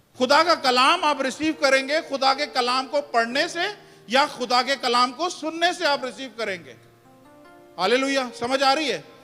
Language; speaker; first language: Urdu; non-native, local second language; Punjabi